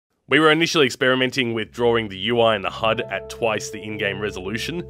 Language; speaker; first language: English; native; English